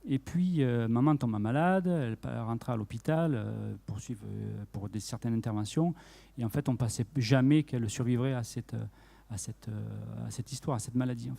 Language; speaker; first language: French; native; French